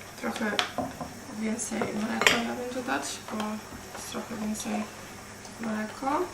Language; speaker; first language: Polish; non-native, learner; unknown